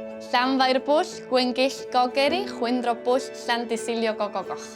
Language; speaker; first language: Welsh; early bilingual, heritage; Spanish